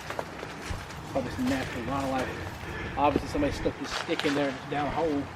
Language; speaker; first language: English; native; English